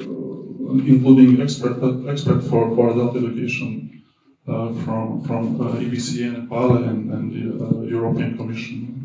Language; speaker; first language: English; non-native, learner; Serbian